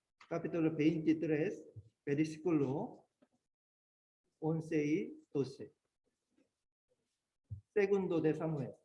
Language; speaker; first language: Spanish; non-native, learner; Korean